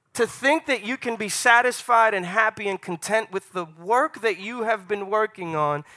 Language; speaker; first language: English; native; English